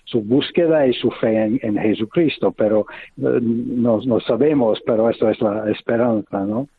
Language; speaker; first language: Spanish; non-native, fluent; English